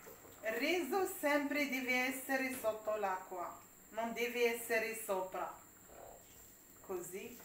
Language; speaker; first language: Italian; non-native, learner; Arabic